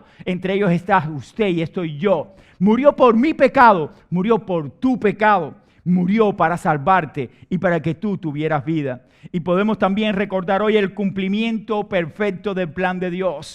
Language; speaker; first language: Spanish; native; Spanish